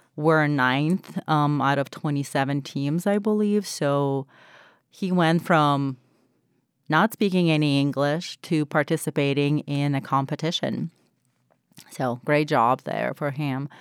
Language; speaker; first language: English; non-native, fluent; Ukrainian